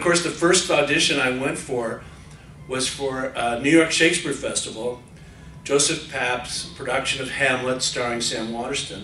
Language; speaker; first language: English; native; English